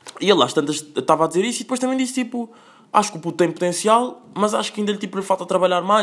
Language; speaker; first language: Portuguese; native; Portuguese